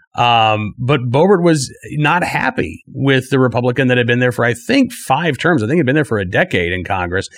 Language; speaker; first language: English; native; English